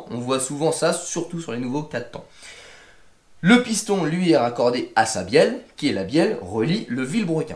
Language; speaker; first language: French; native; French